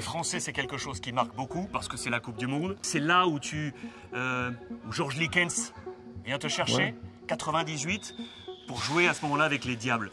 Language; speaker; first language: French; native; French